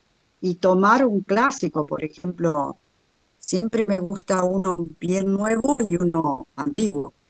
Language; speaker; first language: Spanish; native; Spanish